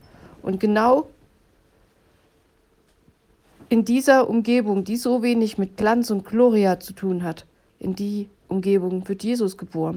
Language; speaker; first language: German; native; German